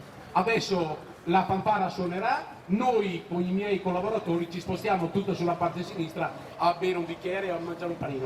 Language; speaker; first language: Italian; native; Italian